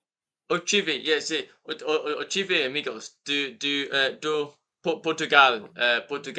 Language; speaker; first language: Portuguese; non-native, learner; English